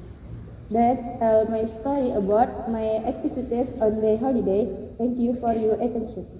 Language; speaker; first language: English; non-native, learner; Indonesian